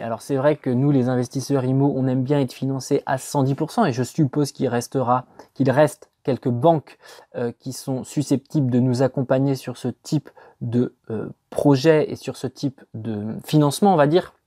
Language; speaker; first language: French; native; French